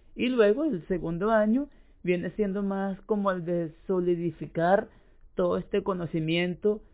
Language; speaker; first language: Spanish; native; Spanish